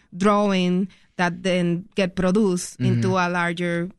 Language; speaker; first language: English; non-native, fluent; Spanish